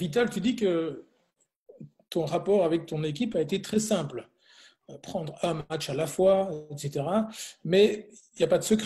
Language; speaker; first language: French; native; French